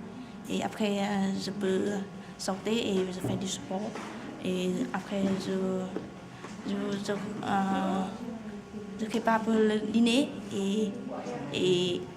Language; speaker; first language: French; non-native, learner; Vietnamese